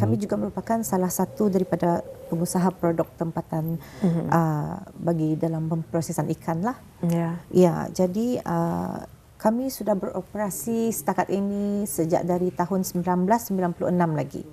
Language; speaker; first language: Malay; native; Malay